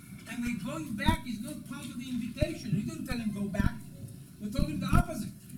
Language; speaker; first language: English; non-native, fluent; Hebrew